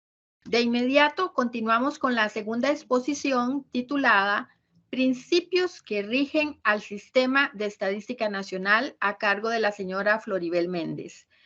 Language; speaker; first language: Spanish; native; Spanish